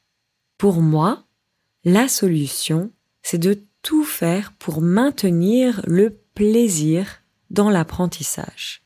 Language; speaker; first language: French; native; French